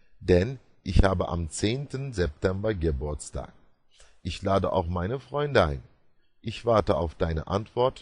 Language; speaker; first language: German; non-native, fluent; Turkish